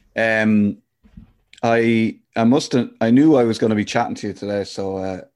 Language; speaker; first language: English; native; English